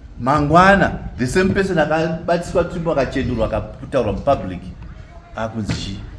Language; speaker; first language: Shona; native; Shona